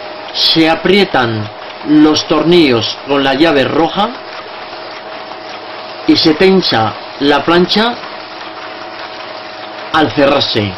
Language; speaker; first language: Spanish; native; Spanish